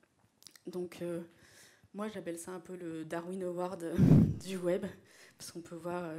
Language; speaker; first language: French; native; French